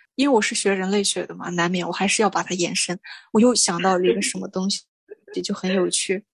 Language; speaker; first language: Chinese; non-native, local second language; Mongolian